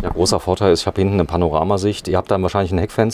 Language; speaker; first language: German; native; German